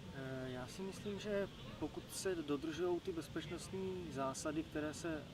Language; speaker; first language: Czech; native; Czech